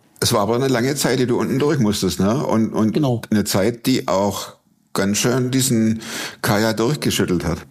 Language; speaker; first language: German; native; German